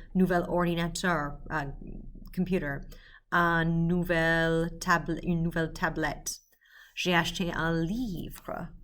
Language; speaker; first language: French; non-native, fluent; English